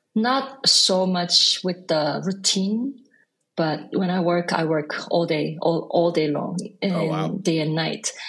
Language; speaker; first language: English; non-native, fluent; Korean